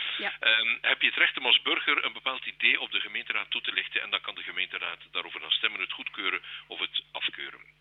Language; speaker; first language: Dutch; native; Dutch